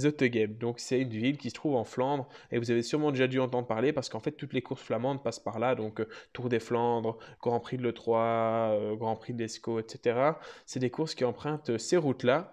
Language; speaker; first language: French; native; French